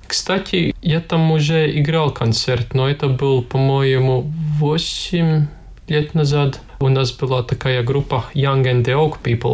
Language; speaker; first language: Russian; non-native, local second language; Latvian